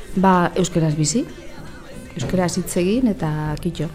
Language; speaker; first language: Basque; non-native, local second language; Spanish